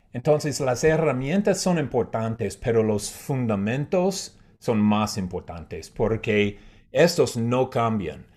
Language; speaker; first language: Spanish; non-native, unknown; English